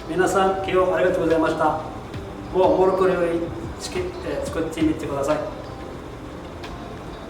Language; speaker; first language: Japanese; non-native, learner; Arabic